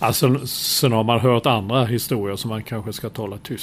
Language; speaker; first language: Swedish; native; Swedish